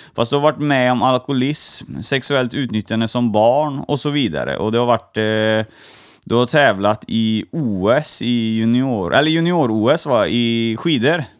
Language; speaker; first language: Swedish; native; Swedish